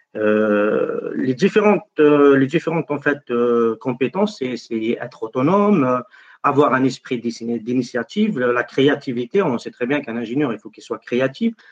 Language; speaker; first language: French; non-native, local second language; Arabic